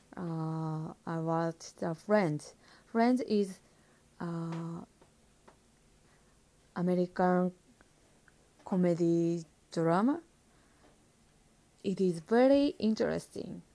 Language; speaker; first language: English; non-native, learner; Japanese